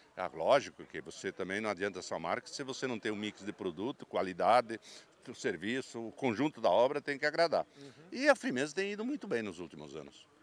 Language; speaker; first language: Portuguese; native; Portuguese